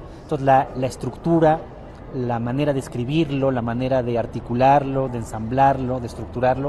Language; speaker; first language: Spanish; native; Spanish